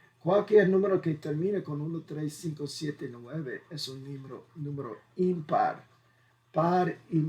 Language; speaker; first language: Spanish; non-native, fluent; English